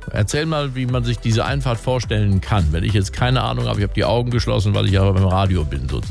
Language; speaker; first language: German; native; German